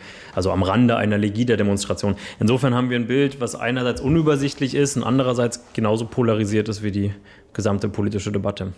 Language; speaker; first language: German; native; German